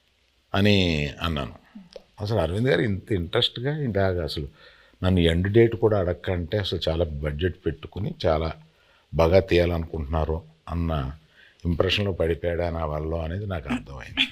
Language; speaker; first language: Telugu; native; Telugu